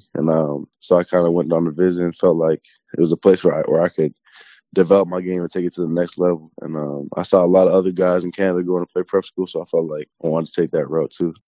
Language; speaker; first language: English; native; English